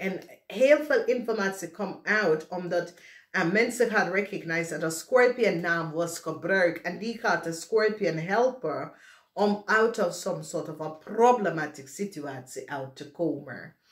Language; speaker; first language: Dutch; non-native, fluent; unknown